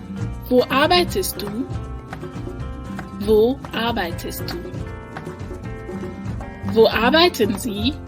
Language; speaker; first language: German; non-native, fluent; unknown